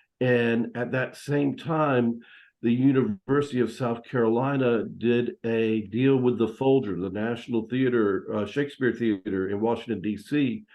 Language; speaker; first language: English; native; English